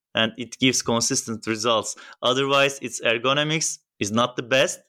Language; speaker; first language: English; non-native, fluent; Turkish